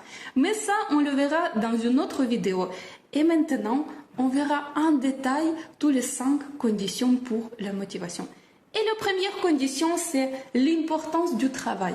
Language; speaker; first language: French; non-native, fluent; Russian